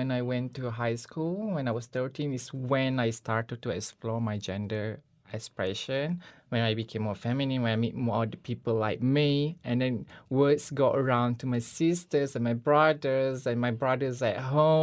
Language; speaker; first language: English; non-native, local second language; Malay